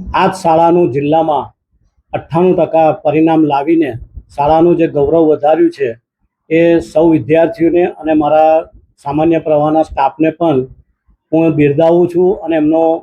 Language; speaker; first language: Gujarati; native; Gujarati